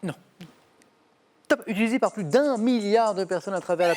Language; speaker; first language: French; native; French